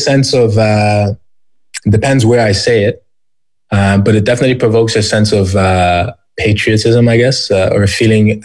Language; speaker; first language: English; native; English